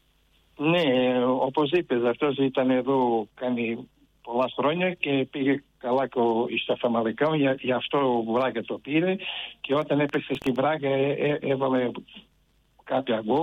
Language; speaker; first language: Greek; non-native, fluent; Portuguese